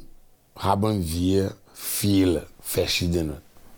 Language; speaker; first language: German; non-native, learner; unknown